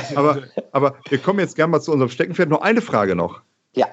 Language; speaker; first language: German; native; German